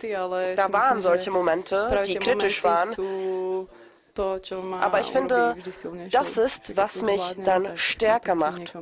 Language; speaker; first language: German; non-native, fluent; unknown